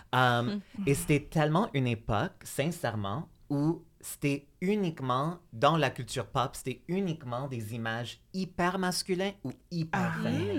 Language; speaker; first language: French; native; French